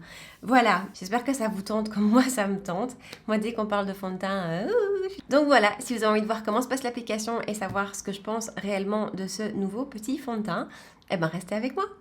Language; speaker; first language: French; native; French